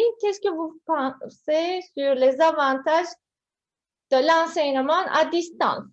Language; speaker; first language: French; non-native, fluent; Turkish